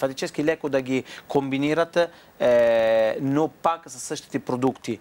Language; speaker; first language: Bulgarian; non-native, fluent; Italian